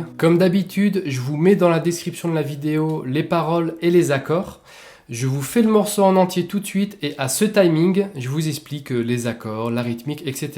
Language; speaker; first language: French; native; French